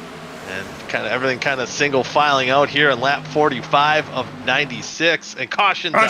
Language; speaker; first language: English; native; English